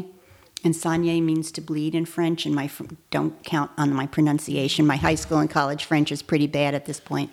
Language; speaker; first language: English; native; English